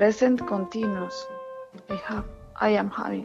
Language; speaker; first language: English; non-native, learner; Spanish